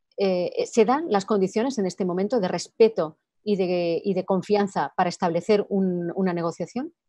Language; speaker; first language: Spanish; non-native, local second language; Catalan